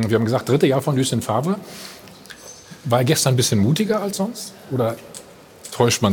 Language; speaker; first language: German; native; German